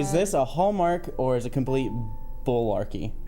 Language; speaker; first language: English; native; English